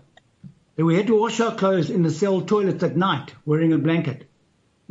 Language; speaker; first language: English; native; English